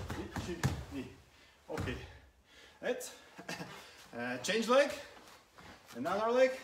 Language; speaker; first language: English; non-native, learner; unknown